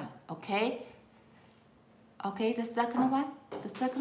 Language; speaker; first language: English; non-native, learner; Chinese